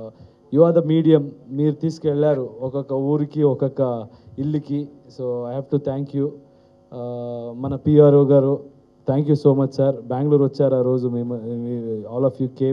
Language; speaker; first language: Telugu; non-native, learner; Kannada